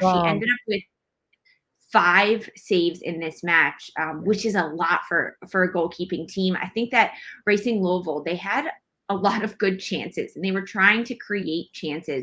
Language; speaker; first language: English; native; English